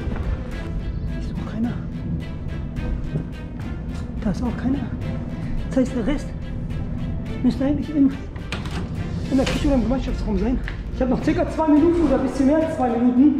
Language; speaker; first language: German; native; German